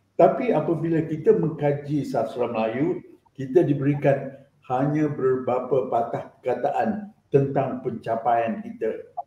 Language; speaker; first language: Malay; native; Malay